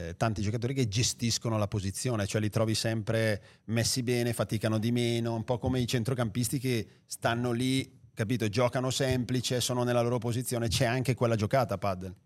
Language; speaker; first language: Italian; native; Italian